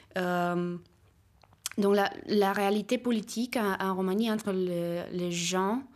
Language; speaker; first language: French; non-native, fluent; Romanian